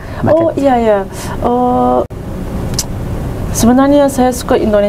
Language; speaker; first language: Indonesian; non-native, learner; Turkish